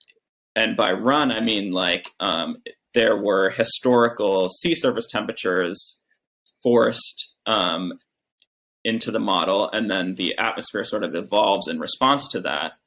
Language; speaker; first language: English; native; English